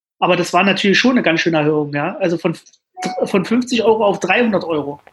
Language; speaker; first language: German; native; German